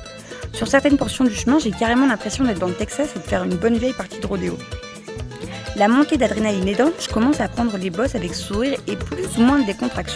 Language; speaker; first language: French; native; French